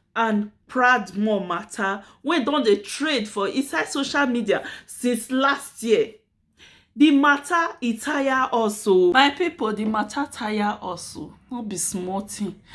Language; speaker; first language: Nigerian Pidgin; native; Nigerian Pidgin